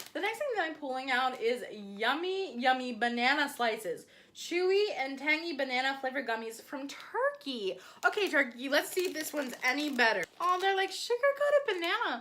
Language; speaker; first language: English; native; English